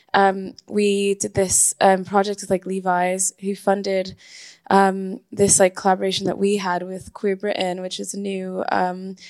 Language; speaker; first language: English; non-native, fluent; Spanish